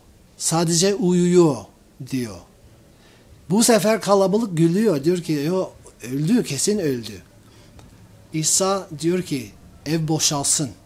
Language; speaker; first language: Turkish; non-native, fluent; English